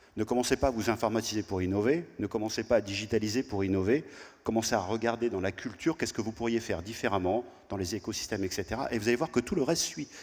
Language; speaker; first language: French; native; French